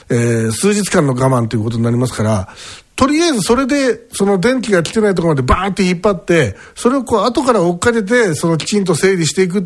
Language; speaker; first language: Japanese; native; Japanese